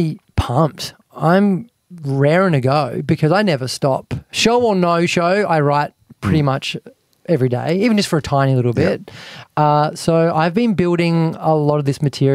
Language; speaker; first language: English; native; English